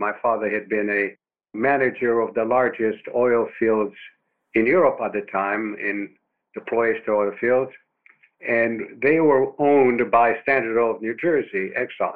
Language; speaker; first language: English; non-native, fluent; Romanian